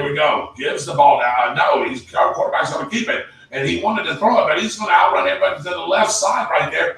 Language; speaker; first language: English; native; English